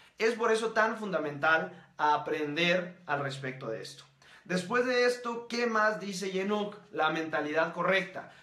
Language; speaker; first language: Spanish; native; Spanish